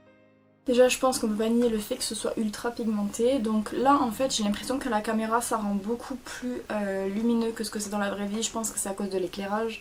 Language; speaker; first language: French; native; French